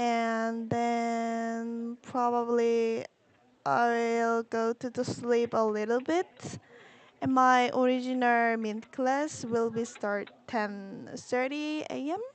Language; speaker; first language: English; non-native, learner; Korean